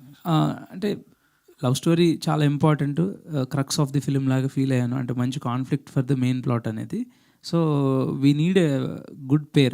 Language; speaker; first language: Telugu; native; Telugu